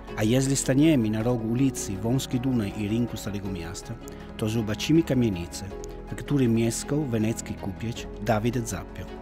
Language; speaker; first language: Polish; non-native, fluent; Italian